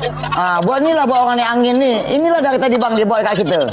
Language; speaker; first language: Malay; native; Malay